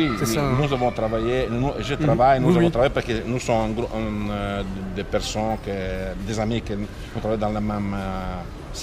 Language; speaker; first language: French; non-native, fluent; Italian